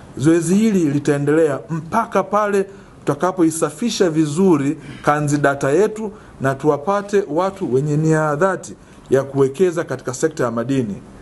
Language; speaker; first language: Swahili; native; Swahili